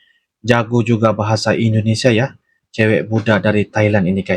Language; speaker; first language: Indonesian; non-native, local second language; Malay